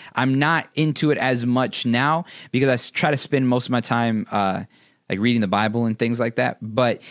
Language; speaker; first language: English; native; English